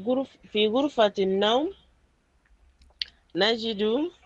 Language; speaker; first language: Arabic; non-native, learner; French